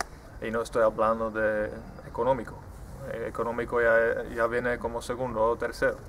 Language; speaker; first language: Spanish; non-native, fluent; Czech